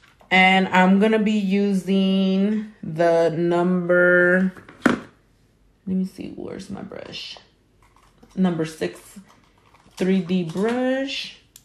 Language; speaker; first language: English; early bilingual, other home language; Spanish